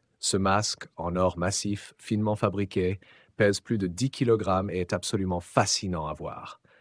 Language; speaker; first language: French; non-native, fluent; Arabic